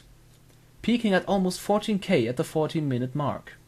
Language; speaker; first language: English; non-native, fluent; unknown